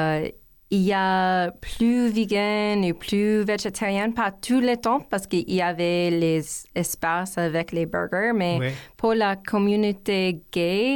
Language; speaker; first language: French; non-native, learner; English